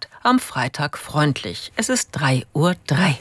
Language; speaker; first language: German; native; German